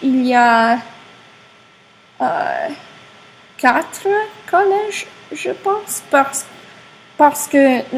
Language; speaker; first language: French; non-native, learner; English